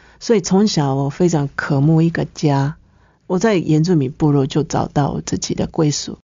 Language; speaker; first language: Chinese; non-native, fluent; Japanese